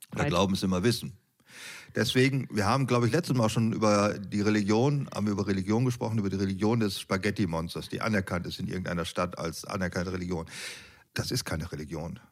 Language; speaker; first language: German; native; German